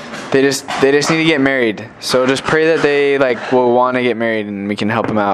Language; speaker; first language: English; native; English